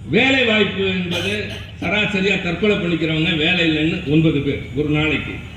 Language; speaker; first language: Tamil; native; Tamil